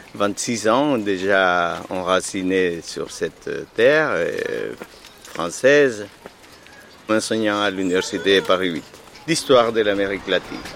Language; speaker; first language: French; non-native, fluent; Spanish